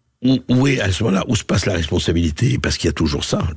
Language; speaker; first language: French; native; French